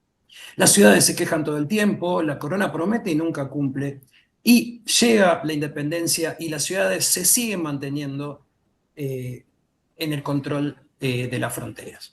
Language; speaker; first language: Spanish; native; Spanish